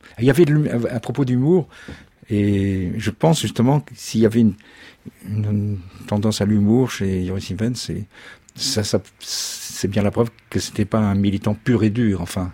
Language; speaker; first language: French; native; French